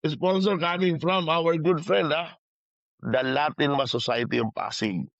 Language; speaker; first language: English; non-native, local second language; Filipino